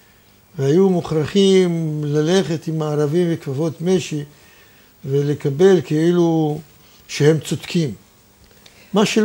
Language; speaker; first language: Hebrew; non-native, fluent; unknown